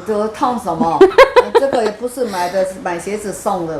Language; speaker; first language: Chinese; native; Chinese